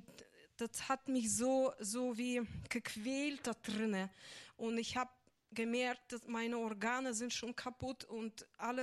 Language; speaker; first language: German; non-native, fluent; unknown